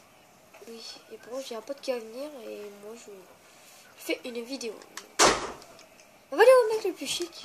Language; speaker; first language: French; native; French